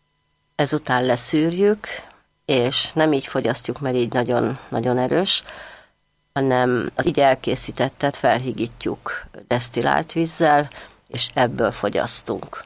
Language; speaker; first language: Hungarian; native; Hungarian